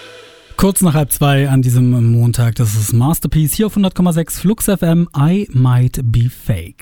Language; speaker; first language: German; native; German